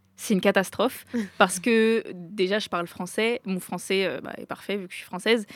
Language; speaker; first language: French; native; French